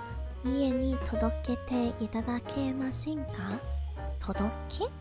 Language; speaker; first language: Japanese; non-native, learner; English